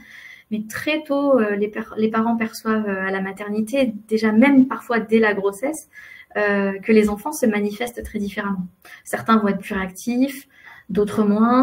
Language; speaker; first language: French; native; French